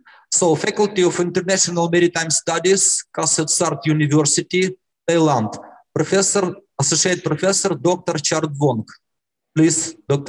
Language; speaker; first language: English; non-native, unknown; Russian